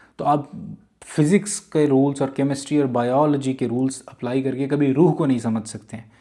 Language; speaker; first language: Urdu; native; Urdu